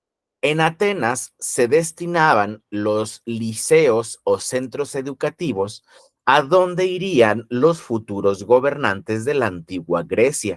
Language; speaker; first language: Spanish; native; Spanish